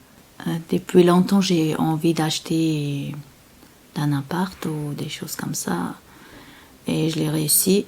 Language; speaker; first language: French; non-native, learner; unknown